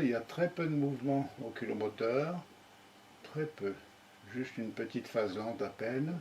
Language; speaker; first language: French; native; French